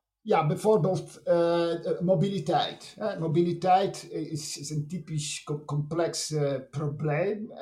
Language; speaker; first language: Dutch; non-native, fluent; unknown